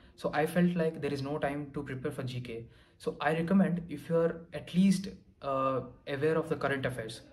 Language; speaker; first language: English; non-native, local second language; Telugu